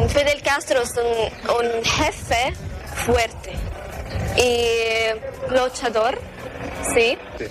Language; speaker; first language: Spanish; non-native, learner; Arabic